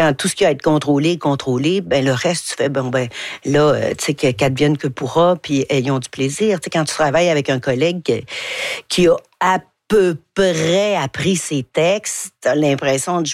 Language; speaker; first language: French; native; French